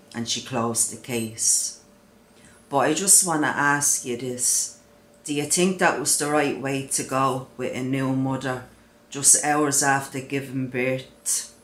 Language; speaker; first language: English; native; English